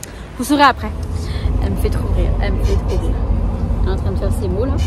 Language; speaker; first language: French; native; French